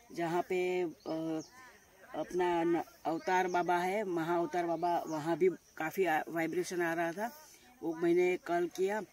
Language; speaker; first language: Hindi; non-native, local second language; Gujarati